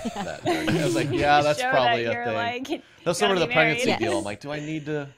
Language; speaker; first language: English; native; English